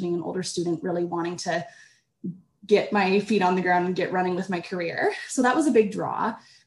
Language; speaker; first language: English; native; English